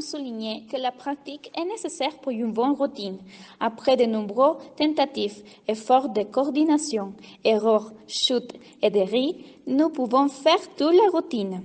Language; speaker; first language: French; non-native, learner; Spanish